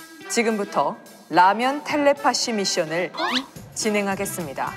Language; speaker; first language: Korean; native; Korean